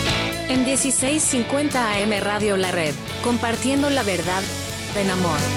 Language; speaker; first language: Spanish; native; Spanish